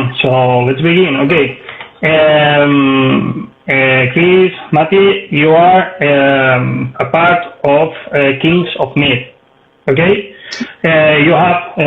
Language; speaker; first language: English; non-native, learner; Spanish